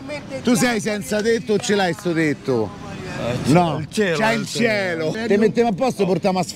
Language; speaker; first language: Italian; native; Italian